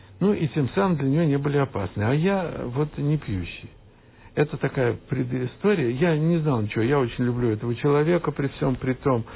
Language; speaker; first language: Russian; native; Russian